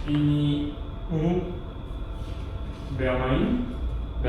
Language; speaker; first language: Indonesian; non-native, learner; English